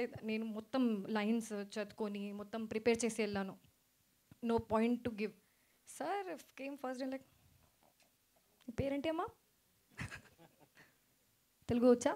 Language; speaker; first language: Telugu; non-native, fluent; Hindi